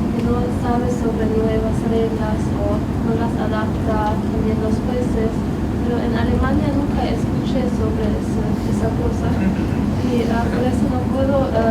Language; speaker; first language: Spanish; non-native, fluent; German